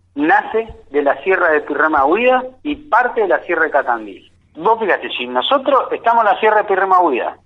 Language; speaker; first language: Spanish; native; Spanish